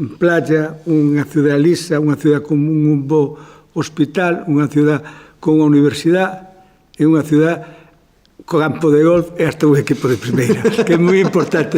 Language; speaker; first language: Galician; non-native, local second language; Spanish